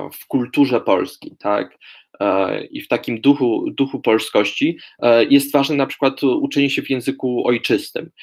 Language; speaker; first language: Polish; non-native, fluent; Russian